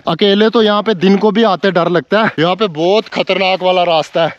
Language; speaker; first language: Hindi; native; Hindi